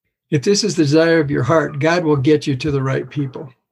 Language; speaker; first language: English; native; English